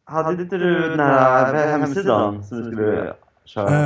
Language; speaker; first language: Swedish; native; Swedish